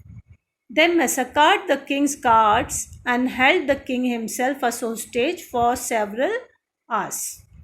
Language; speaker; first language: English; non-native, local second language; Hindi